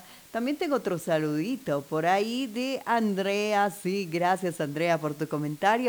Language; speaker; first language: Spanish; native; Spanish